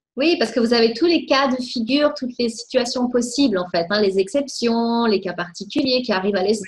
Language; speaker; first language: French; native; French